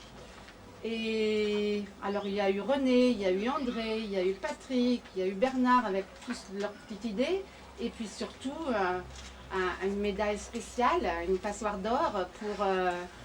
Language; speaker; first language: French; native; French